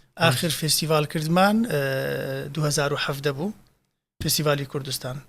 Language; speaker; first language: Central Kurdish; native; Central Kurdish